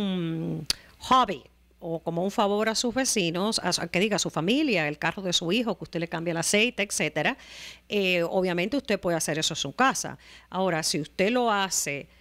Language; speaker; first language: Spanish; native; Spanish